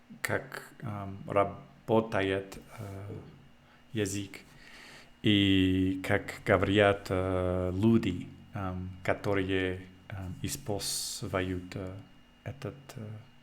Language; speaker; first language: Russian; non-native, learner; English